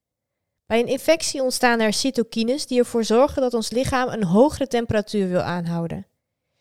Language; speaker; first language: Dutch; native; Dutch